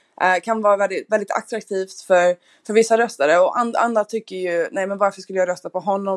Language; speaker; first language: Swedish; non-native, fluent; English